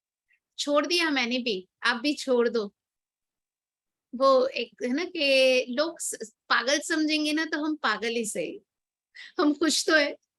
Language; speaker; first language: Hindi; native; Hindi